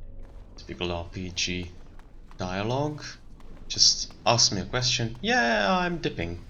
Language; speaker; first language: English; non-native, fluent; German